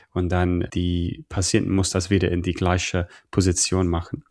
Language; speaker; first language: German; non-native, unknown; English